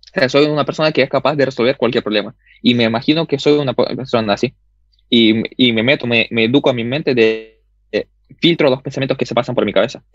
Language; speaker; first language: Spanish; early bilingual, other home language; Russian